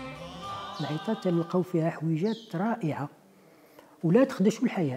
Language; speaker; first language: Arabic; native; Arabic